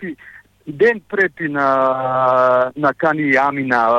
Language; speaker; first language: Greek; non-native, fluent; Serbian